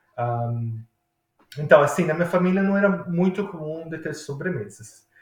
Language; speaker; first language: Portuguese; non-native, fluent; Italian